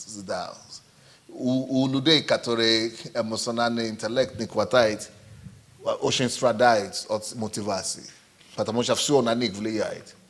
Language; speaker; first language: Russian; non-native, fluent; Yoruba